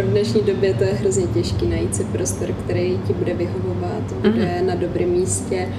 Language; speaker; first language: Czech; native; Czech